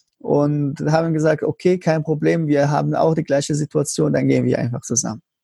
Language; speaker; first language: German; non-native, learner; Arabic